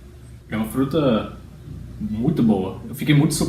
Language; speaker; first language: Portuguese; non-native, fluent; English